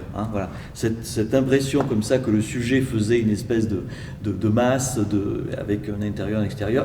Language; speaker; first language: French; native; French